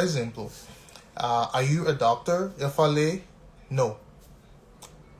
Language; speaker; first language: Portuguese; non-native, fluent; English